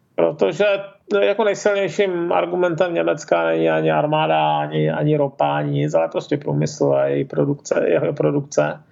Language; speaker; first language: Czech; native; Czech